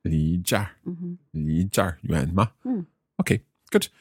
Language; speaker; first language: Chinese; non-native, learner; English